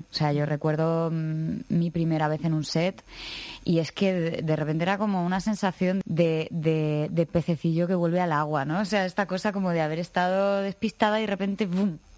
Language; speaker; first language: Spanish; native; Spanish